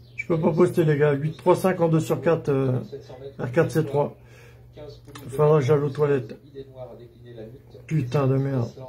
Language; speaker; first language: French; native; French